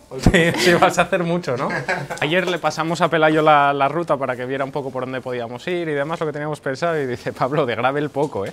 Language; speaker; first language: Spanish; native; Spanish